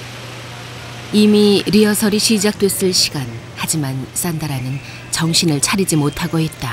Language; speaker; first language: Korean; native; Korean